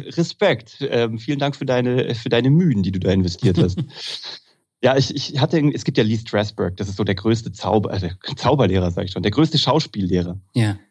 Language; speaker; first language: German; native; German